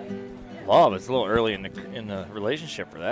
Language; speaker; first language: English; native; English